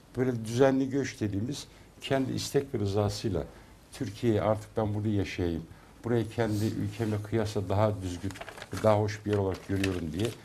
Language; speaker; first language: Turkish; native; Turkish